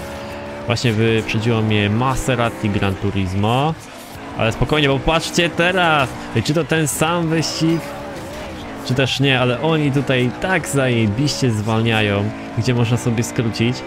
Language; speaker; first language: Polish; native; Polish